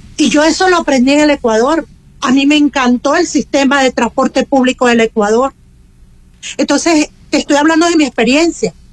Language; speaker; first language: Spanish; native; Spanish